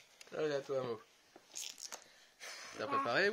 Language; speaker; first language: French; native; French